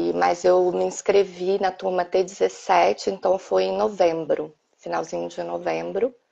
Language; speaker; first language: Portuguese; native; Portuguese